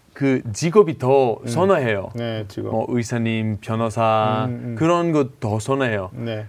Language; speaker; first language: Korean; non-native, fluent; Greek